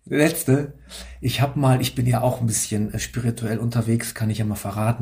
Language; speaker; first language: German; native; German